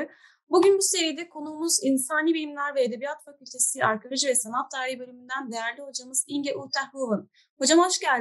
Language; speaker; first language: Turkish; native; Turkish